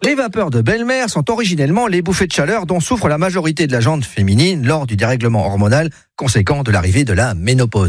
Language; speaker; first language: French; native; French